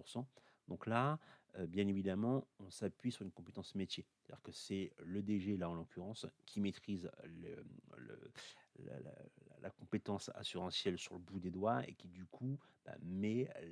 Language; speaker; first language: French; native; French